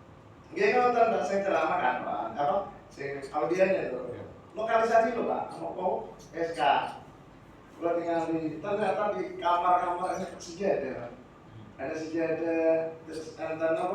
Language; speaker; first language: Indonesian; non-native, local second language; Javanese